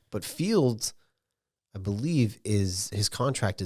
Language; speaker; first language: English; native; English